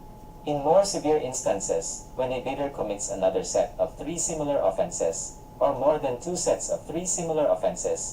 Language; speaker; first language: English; non-native, local second language; Cebuano